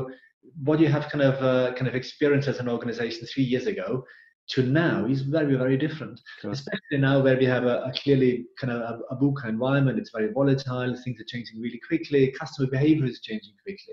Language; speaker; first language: English; non-native, fluent; German